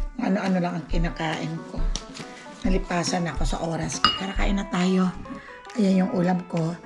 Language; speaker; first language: Filipino; non-native, local second language; Cebuano